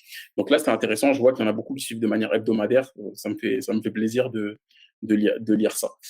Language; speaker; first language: French; native; French